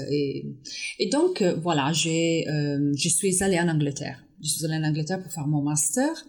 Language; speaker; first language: French; non-native, fluent; Italian